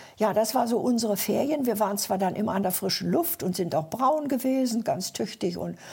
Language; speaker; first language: German; native; German